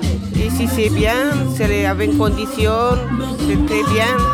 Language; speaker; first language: French; non-native, learner; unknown